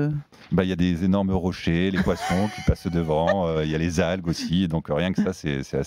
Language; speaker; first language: French; native; French